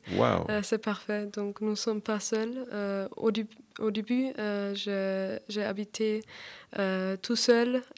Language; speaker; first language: French; non-native, learner; German